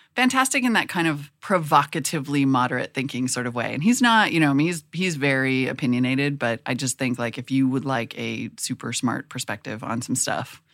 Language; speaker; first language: English; native; English